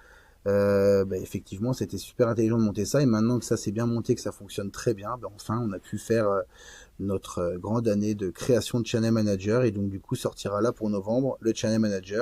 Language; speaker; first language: French; native; French